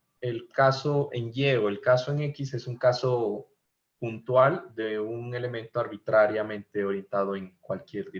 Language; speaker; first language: Spanish; native; Spanish